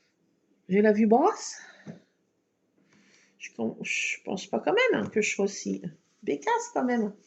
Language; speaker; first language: French; native; French